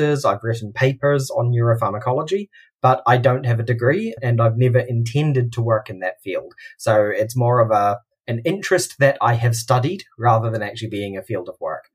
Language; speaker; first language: English; native; English